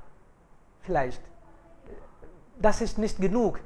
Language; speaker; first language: German; non-native, fluent; Hindi